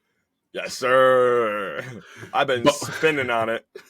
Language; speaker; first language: English; native; English